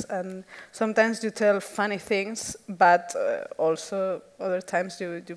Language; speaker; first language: English; non-native, fluent; Spanish